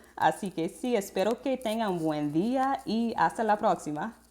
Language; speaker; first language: Spanish; non-native, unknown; English